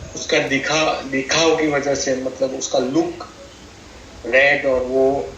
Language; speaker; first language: Hindi; non-native, local second language; Gujarati